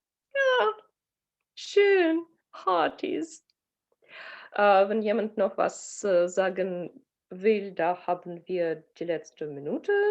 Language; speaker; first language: German; non-native, learner; Russian